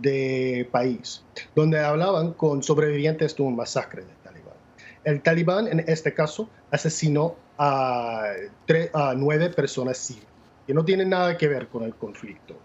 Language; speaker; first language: Spanish; non-native, fluent; English